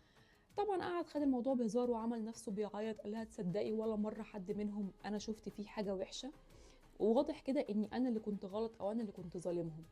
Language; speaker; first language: Arabic; native; Arabic